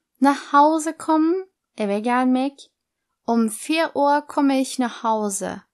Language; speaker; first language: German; non-native, fluent; Turkish